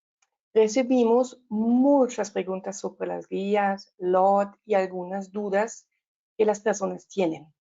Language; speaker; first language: Spanish; non-native, learner; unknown